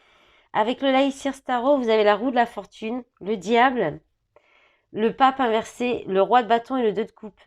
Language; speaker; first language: French; native; French